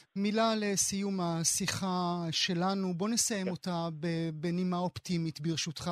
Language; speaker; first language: Hebrew; native; Hebrew